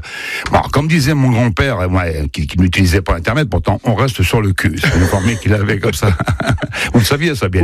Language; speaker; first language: French; native; French